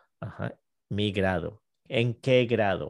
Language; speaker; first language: Spanish; non-native, fluent; English